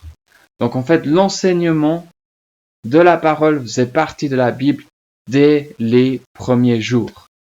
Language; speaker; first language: French; native; French